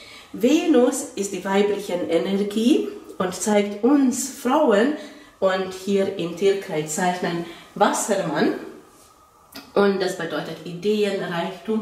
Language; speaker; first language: German; non-native, fluent; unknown